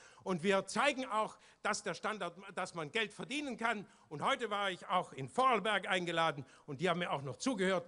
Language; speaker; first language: German; native; German